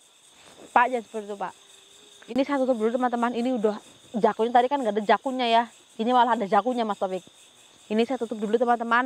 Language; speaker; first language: Indonesian; native; Indonesian